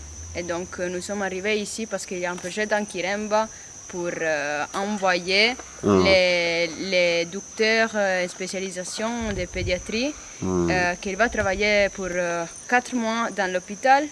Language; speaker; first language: French; non-native, learner; Italian